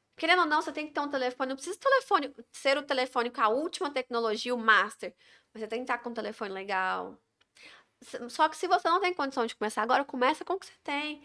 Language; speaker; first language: Portuguese; native; Portuguese